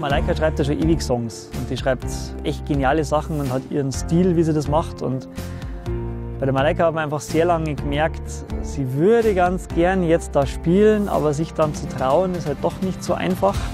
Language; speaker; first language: German; native; German